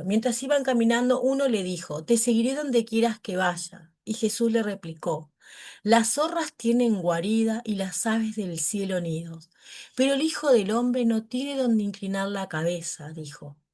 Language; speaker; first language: Spanish; native; Spanish